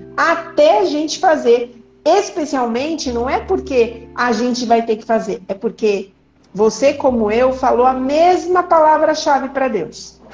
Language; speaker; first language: Portuguese; native; Portuguese